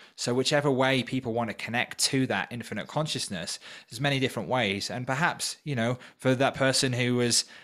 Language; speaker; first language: English; native; English